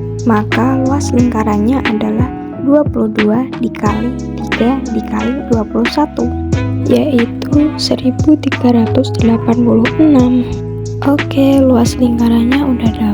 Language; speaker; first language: Indonesian; native; Indonesian